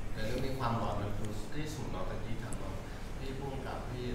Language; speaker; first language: Thai; native; Thai